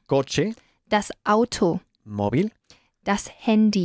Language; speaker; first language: German; non-native, fluent; Spanish